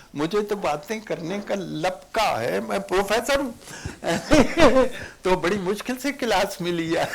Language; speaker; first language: Urdu; non-native, local second language; Punjabi